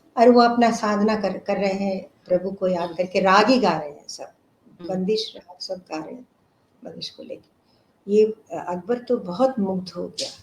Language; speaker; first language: Hindi; non-native, local second language; Telugu